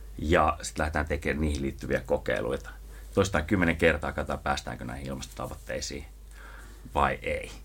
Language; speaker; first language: Finnish; native; Finnish